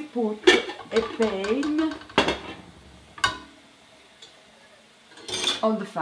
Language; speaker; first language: English; non-native, learner; Italian